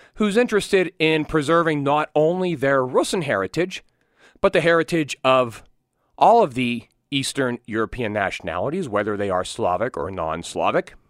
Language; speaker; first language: English; native; English